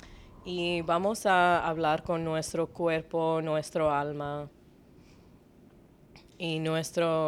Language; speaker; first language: Spanish; non-native, learner; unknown